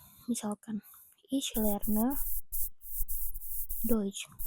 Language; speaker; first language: German; non-native, fluent; Indonesian